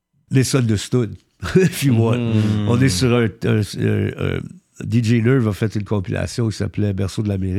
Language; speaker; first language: French; early bilingual, heritage; French